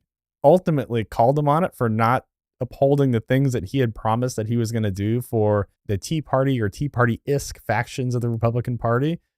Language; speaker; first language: English; native; English